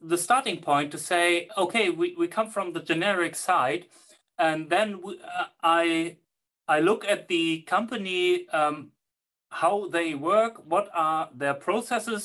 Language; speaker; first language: English; non-native, fluent; German